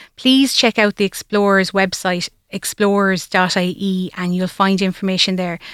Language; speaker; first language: English; native; English